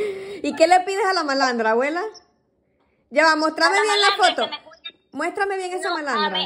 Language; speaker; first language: Spanish; native; Spanish